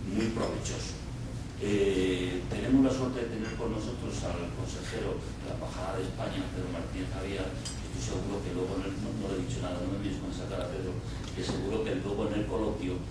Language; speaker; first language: Spanish; native; Spanish